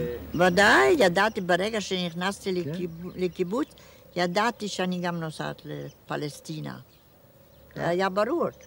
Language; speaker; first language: Hebrew; non-native, fluent; German